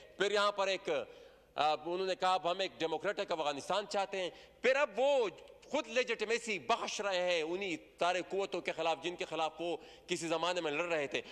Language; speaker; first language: Urdu; non-native, local second language; Pashto